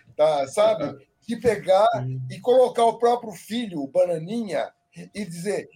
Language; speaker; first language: Portuguese; native; Portuguese